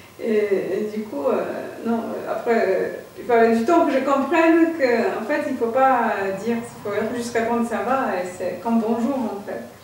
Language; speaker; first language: French; non-native, fluent; Polish